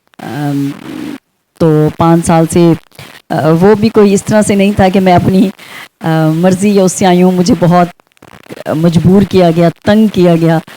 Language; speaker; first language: Urdu; non-native, local second language; Saraiki